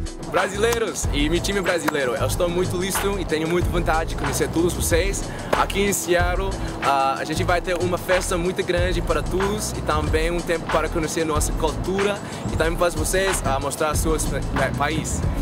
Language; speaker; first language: Portuguese; non-native, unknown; English